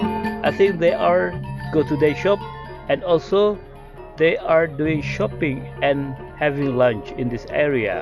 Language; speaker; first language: English; non-native, learner; Indonesian